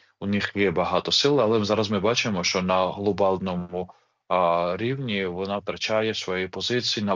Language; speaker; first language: Ukrainian; non-native, fluent; Georgian